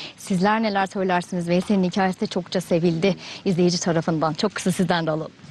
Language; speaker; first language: Turkish; native; Turkish